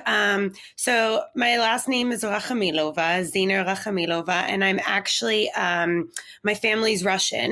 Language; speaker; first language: English; native; English